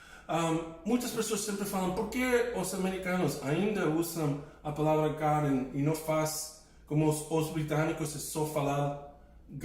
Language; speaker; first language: Portuguese; non-native, fluent; English